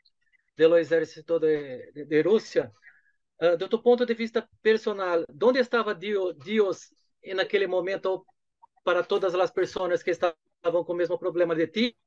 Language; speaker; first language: Spanish; non-native, learner; Portuguese